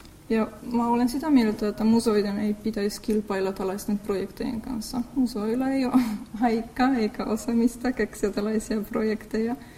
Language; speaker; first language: Finnish; non-native, fluent; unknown